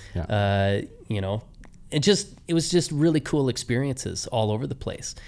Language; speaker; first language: English; native; English